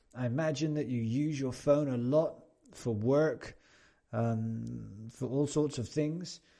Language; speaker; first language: English; native; English